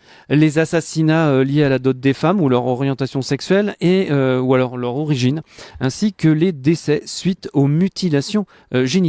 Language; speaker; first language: French; native; French